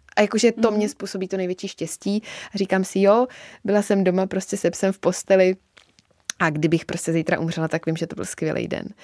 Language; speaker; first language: Czech; native; Czech